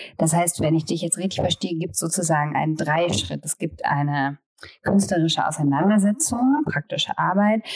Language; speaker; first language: German; native; German